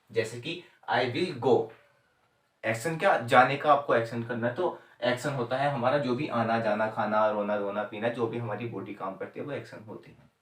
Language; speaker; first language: Hindi; native; Hindi